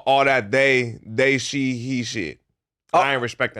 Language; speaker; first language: English; native; English